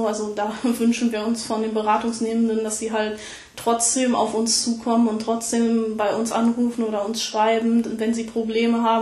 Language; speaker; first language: German; native; German